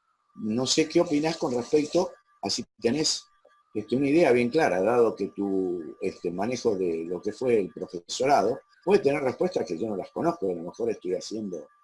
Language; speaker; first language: Spanish; native; Spanish